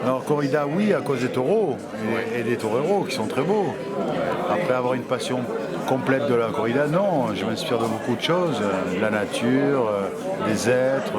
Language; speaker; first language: French; native; French